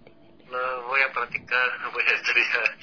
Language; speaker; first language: Spanish; non-native, fluent; Korean